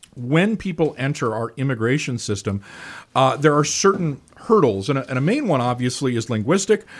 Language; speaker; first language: English; native; English